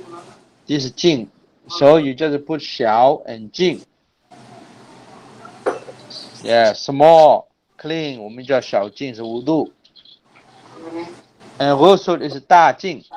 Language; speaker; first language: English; non-native, fluent; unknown